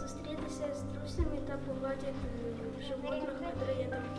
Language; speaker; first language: Ukrainian; non-native, local second language; Russian